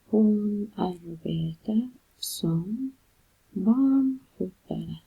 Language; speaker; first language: Swedish; non-native, fluent; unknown